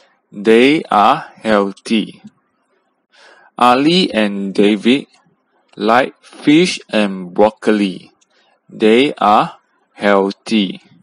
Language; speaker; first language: English; non-native, local second language; Chinese